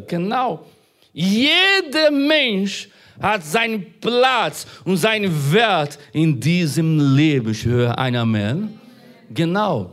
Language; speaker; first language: German; non-native, fluent; Portuguese